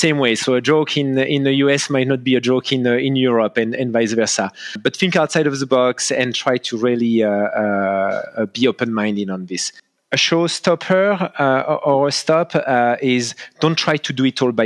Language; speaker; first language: English; non-native, fluent; French